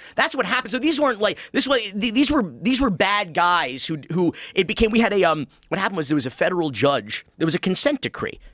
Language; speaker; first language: English; native; English